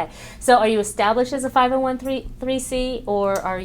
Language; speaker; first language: English; native; English